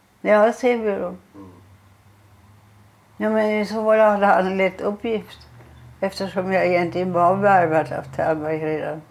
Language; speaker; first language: Swedish; non-native, fluent; German